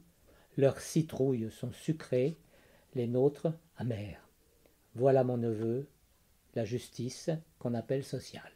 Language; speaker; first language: French; native; French